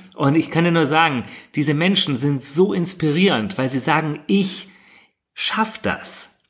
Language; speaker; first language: German; native; German